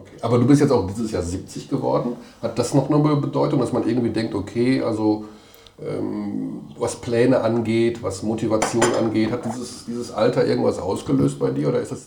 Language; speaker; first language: German; native; German